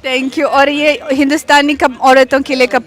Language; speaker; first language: Hindi; non-native, learner; Russian